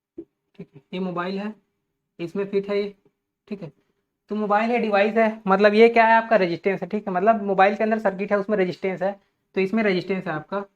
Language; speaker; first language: Hindi; native; Hindi